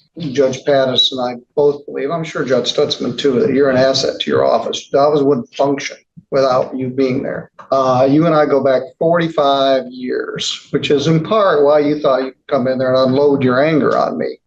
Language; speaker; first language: English; native; English